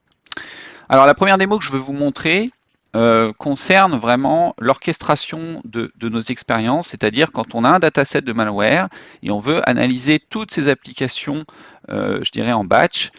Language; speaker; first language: French; native; French